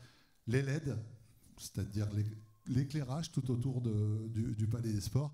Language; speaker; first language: French; native; French